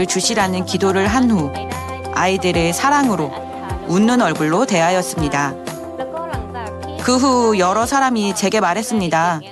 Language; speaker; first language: Korean; non-native, fluent; Thai